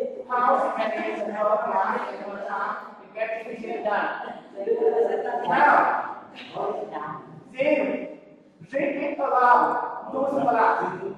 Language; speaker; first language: English; non-native, learner; Vietnamese